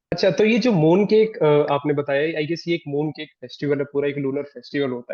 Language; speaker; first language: Hindi; native; Hindi